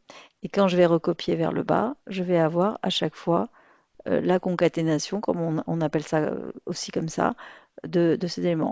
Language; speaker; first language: French; native; French